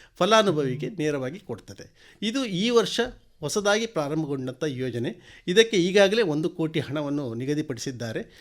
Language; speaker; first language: Kannada; native; Kannada